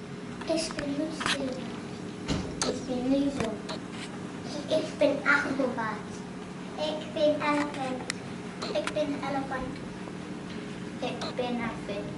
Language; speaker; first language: German; non-native, learner; English